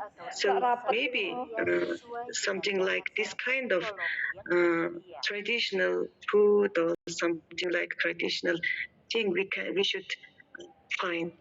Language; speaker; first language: English; non-native, learner; Mongolian